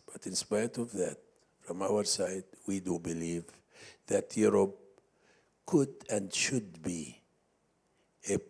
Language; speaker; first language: English; non-native, fluent; Arabic